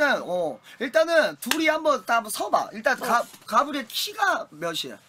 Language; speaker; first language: Korean; native; Korean